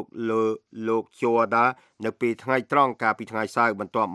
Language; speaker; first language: Khmer; native; Khmer